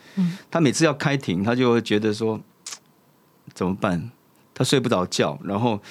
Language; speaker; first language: Chinese; native; Chinese